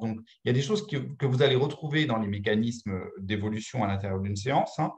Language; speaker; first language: French; native; French